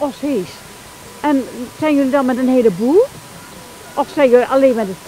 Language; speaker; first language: Dutch; native; Dutch